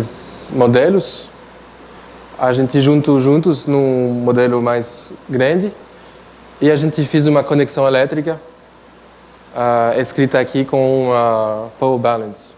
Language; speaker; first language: Portuguese; non-native, fluent; French